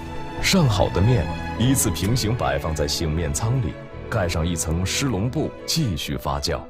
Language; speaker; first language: Chinese; native; Chinese